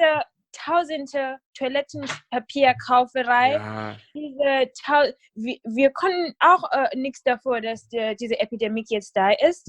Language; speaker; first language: German; non-native, fluent; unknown